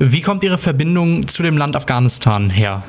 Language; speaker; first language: German; native; German